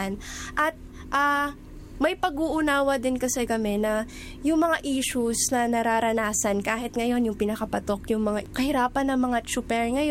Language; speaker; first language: Filipino; non-native, local second language; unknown